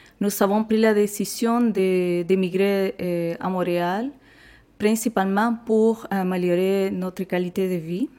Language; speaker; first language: French; non-native, fluent; Spanish